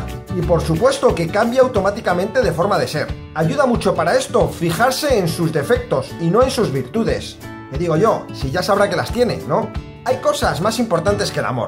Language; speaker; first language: Spanish; native; Spanish